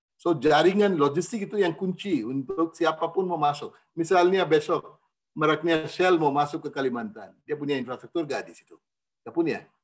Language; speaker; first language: Indonesian; non-native, fluent; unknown